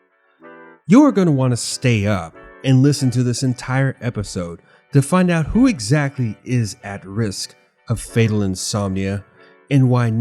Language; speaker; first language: English; native; English